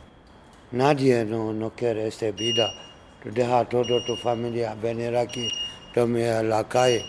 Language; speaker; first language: Spanish; non-native, learner; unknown